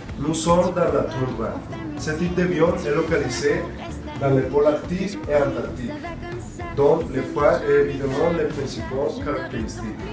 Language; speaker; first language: French; non-native, learner; Spanish